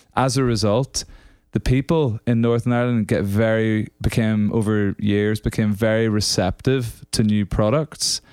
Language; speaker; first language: English; native; English